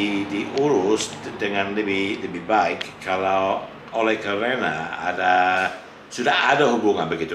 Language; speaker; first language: Indonesian; non-native, fluent; English